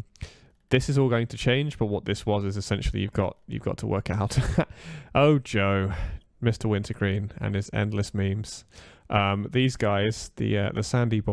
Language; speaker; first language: English; native; English